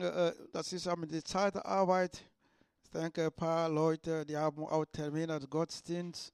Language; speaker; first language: German; non-native, learner; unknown